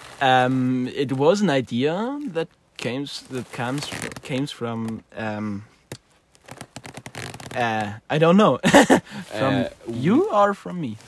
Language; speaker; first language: English; non-native, learner; German